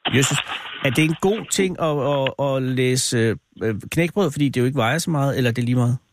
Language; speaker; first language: Danish; native; Danish